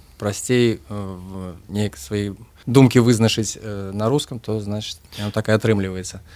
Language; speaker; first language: Belarusian; non-native, local second language; Russian